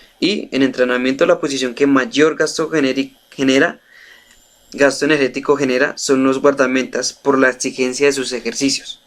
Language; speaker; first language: Spanish; native; Spanish